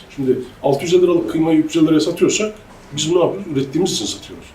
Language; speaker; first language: Turkish; native; Turkish